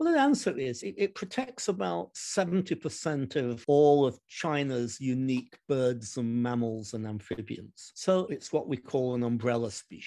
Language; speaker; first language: English; native; English